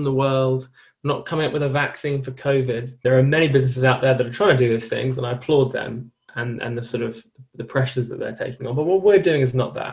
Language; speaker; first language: English; native; English